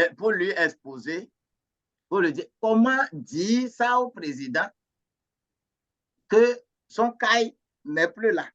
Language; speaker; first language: French; non-native, local second language; Ewe